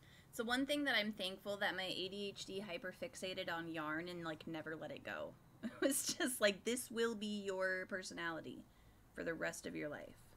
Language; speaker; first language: English; native; English